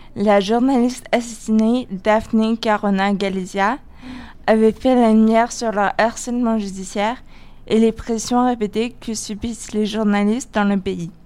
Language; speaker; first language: French; non-native, fluent; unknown